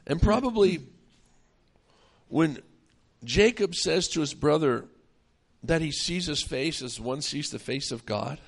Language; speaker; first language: English; native; English